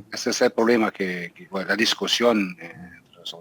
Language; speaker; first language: Spanish; non-native, fluent; German